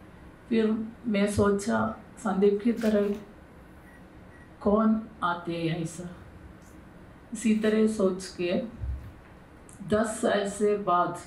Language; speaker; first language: Hindi; non-native, local second language; Malayalam